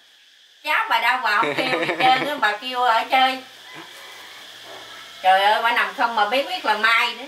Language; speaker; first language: Vietnamese; native; Vietnamese